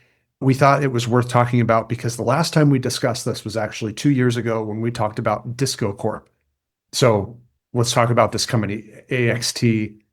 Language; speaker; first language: English; native; English